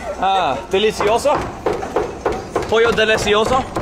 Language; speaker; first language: Spanish; non-native, learner; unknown